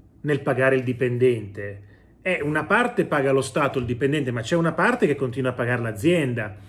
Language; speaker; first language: Italian; native; Italian